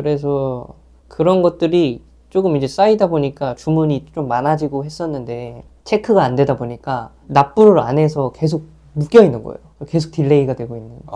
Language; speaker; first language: Korean; native; Korean